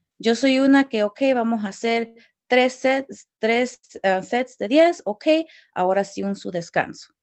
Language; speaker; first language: Spanish; early bilingual, heritage; Spanish